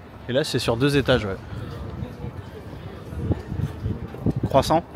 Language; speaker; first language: French; native; French